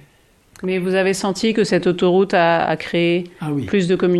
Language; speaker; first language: French; native; French